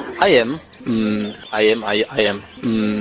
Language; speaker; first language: English; non-native, learner; Polish